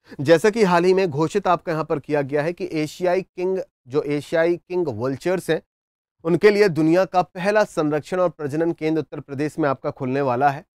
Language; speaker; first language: Hindi; native; Hindi